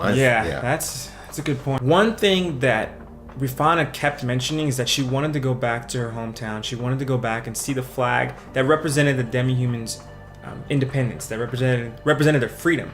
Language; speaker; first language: English; native; English